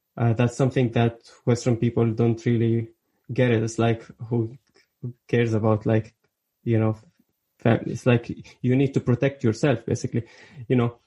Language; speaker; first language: English; early bilingual, other home language; Arabic